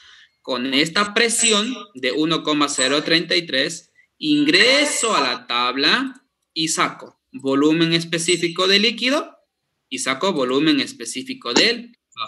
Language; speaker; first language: Spanish; native; Spanish